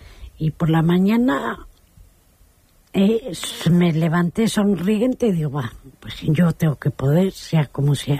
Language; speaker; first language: Spanish; native; Spanish